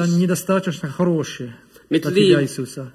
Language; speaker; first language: Russian; non-native, learner; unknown